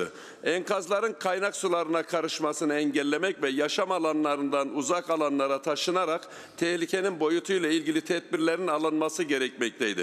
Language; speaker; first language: Turkish; native; Turkish